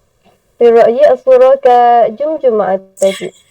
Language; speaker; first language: Arabic; non-native, learner; Malay